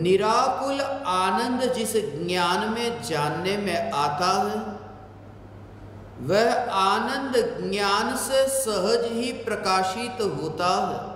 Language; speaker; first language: Hindi; non-native, local second language; Gujarati